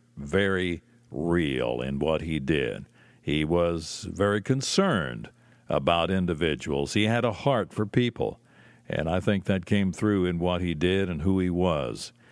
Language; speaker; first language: English; native; English